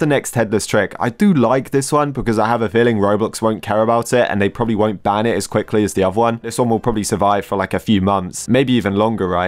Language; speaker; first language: English; native; English